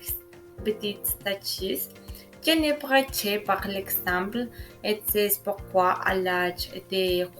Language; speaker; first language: French; non-native, learner; Spanish